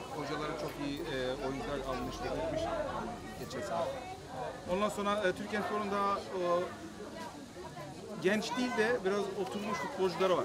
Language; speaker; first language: Turkish; early bilingual, other home language; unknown